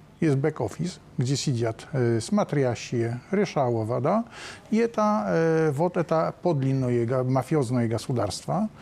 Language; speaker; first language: Polish; non-native, learner; Russian